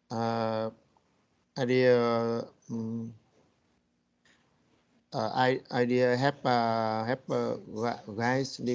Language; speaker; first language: English; non-native, learner; Vietnamese